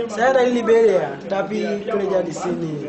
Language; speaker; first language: Indonesian; non-native, learner; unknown